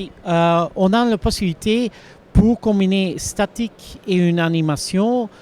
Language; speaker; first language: French; non-native, local second language; Dutch